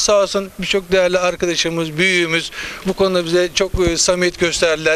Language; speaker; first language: Turkish; native; Turkish